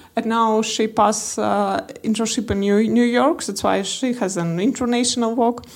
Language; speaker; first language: English; non-native, learner; Russian